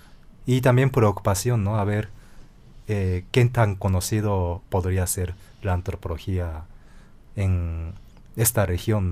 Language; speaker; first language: Spanish; non-native, fluent; Japanese